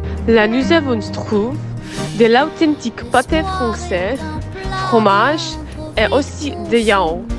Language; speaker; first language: French; non-native, learner; Czech